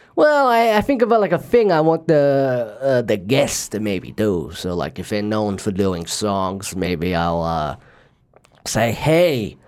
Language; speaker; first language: English; native; English